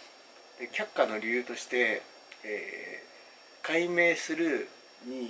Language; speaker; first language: Japanese; native; Japanese